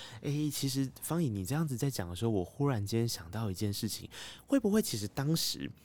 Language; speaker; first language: Chinese; native; Chinese